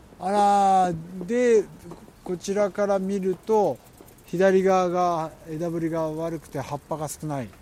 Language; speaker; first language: Japanese; non-native, fluent; Vietnamese